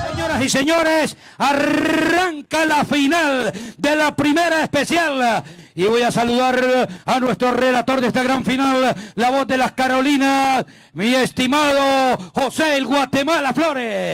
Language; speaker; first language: Spanish; native; Spanish